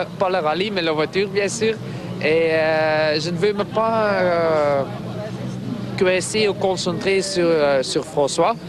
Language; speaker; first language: French; non-native, fluent; Dutch